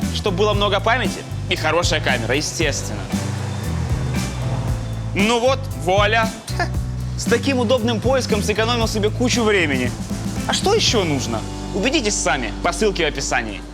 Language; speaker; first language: Russian; native; Russian